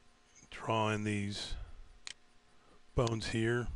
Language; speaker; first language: English; native; English